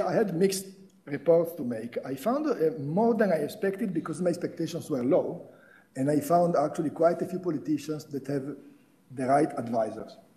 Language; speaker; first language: English; non-native, fluent; Italian